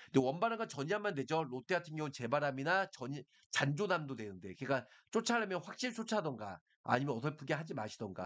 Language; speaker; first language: Korean; native; Korean